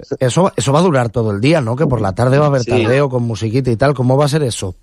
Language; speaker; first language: Spanish; native; Spanish